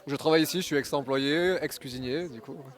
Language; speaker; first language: French; native; French